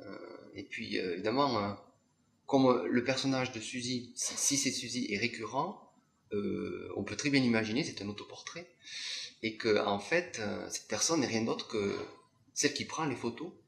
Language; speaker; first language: French; native; French